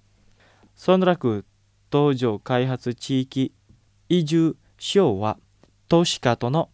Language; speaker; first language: Japanese; non-native, fluent; Indonesian